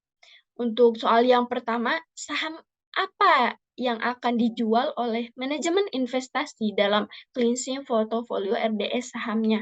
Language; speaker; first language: Indonesian; native; Indonesian